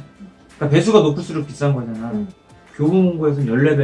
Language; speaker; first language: Korean; native; Korean